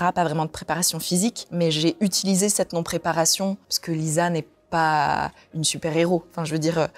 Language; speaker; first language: French; native; French